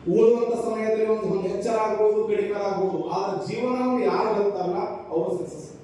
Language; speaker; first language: Kannada; native; Kannada